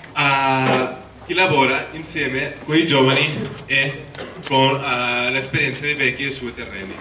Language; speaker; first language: Italian; non-native, fluent; Spanish